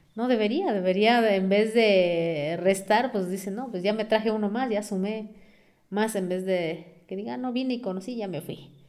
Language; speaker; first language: Spanish; non-native, local second language; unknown